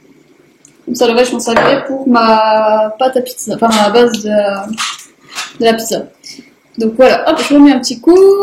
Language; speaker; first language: French; native; French